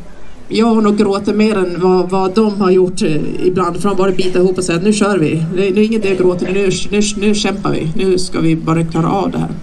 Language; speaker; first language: Swedish; native; Swedish